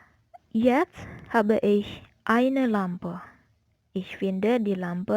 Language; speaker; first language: German; non-native, fluent; Indonesian